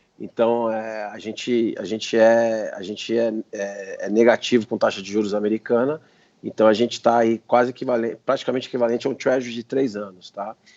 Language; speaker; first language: Portuguese; native; Portuguese